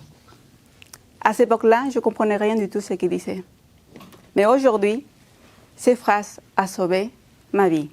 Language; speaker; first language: French; non-native, fluent; Spanish